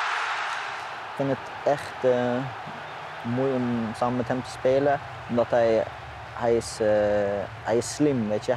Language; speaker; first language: Dutch; non-native, fluent; Norwegian